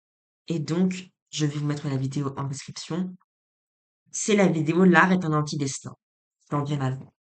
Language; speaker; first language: French; native; French